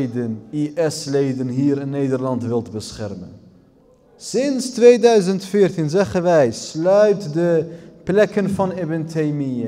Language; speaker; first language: Dutch; early bilingual, other home language; Arabic